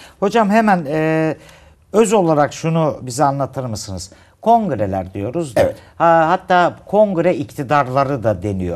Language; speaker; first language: Turkish; native; Turkish